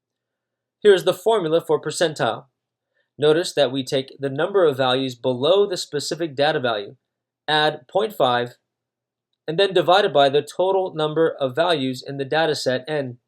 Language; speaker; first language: English; native; English